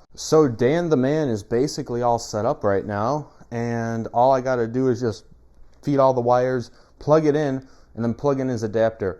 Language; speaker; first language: English; native; English